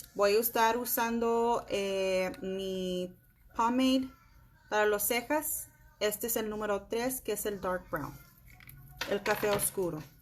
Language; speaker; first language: Spanish; early bilingual, heritage; Spanish